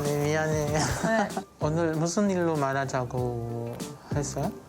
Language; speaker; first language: Korean; non-native, learner; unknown